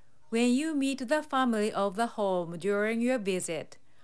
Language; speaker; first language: English; non-native, fluent; Japanese